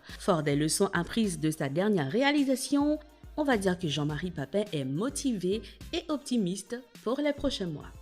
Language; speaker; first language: French; non-native, local second language; Haitian Creole